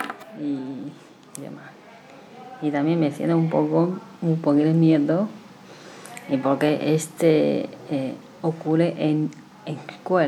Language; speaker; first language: Spanish; non-native, learner; Chinese